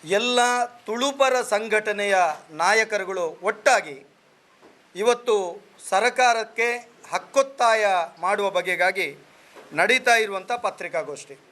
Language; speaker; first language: Kannada; non-native, local second language; Tulu